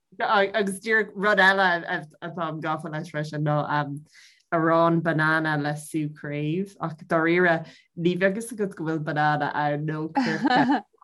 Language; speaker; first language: Irish; native; Irish